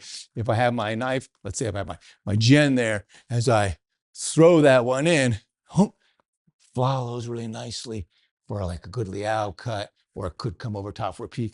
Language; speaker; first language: English; native; English